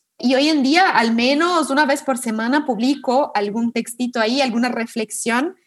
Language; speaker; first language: Spanish; non-native, fluent; Portuguese